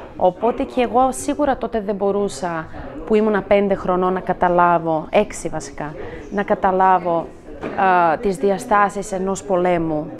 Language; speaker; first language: Greek; non-native, fluent; Serbian